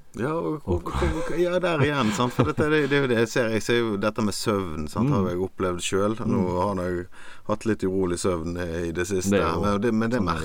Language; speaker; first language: Norwegian; native; Norwegian